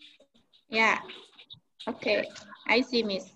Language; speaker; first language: English; non-native, learner; Indonesian